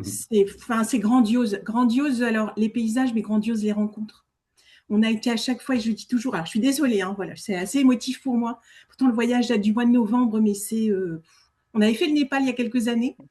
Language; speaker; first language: French; native; French